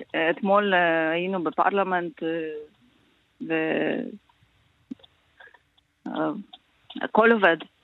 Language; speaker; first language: Hebrew; non-native, learner; Ukrainian